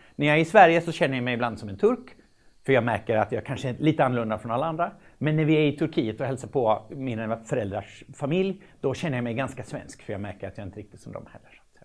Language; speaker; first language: Swedish; native; Swedish